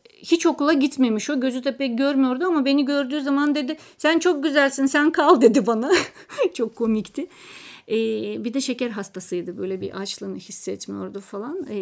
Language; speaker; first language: Turkish; non-native, fluent; Russian